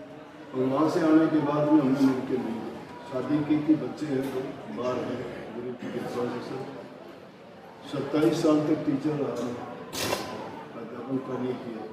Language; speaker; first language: Hindi; native; Hindi